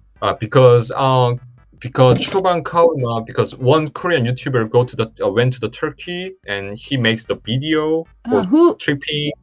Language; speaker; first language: English; non-native, learner; Korean